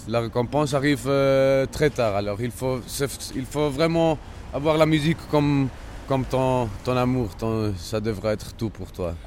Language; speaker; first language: French; non-native, local second language; Spanish